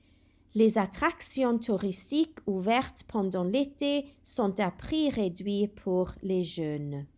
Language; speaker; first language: French; non-native, fluent; Welsh